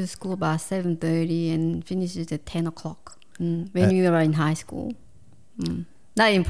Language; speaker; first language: English; non-native, fluent; Korean